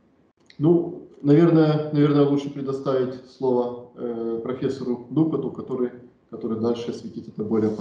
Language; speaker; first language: Russian; native; Russian